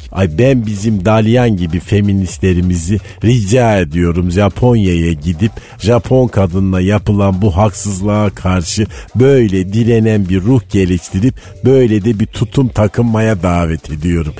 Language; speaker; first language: Turkish; native; Turkish